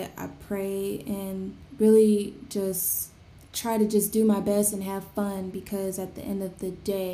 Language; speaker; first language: English; native; English